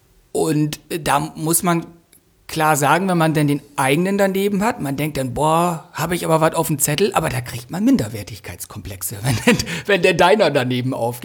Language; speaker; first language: German; native; German